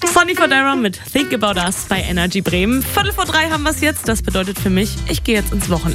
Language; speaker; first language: German; native; German